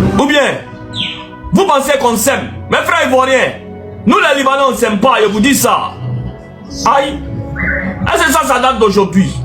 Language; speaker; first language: French; non-native, local second language; Arabic